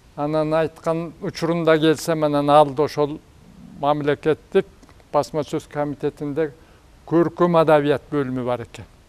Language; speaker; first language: Kyrgyz; native; Kyrgyz